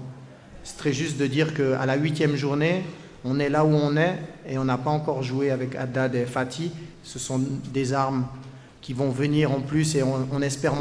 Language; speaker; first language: French; native; French